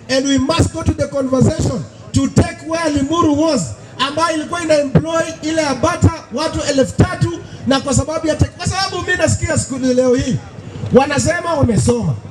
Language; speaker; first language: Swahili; non-native, local second language; Luyia